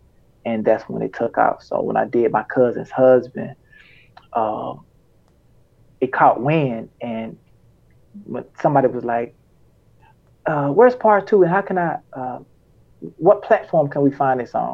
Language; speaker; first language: English; native; English